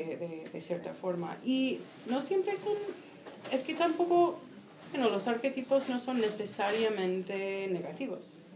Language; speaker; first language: Spanish; non-native, fluent; English